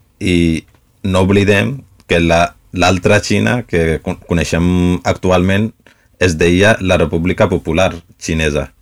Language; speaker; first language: Catalan; non-native, fluent; Spanish